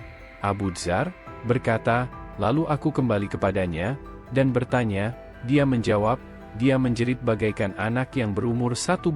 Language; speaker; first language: Indonesian; native; Indonesian